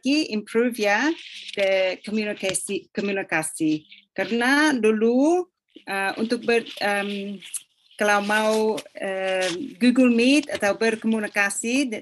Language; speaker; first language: Indonesian; non-native, fluent; English